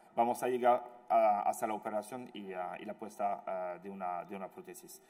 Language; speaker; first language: Spanish; non-native, fluent; French